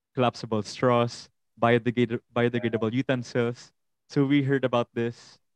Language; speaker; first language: English; non-native, local second language; Hiligaynon